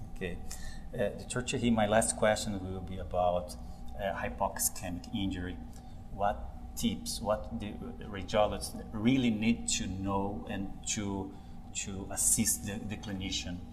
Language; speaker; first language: English; non-native, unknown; Portuguese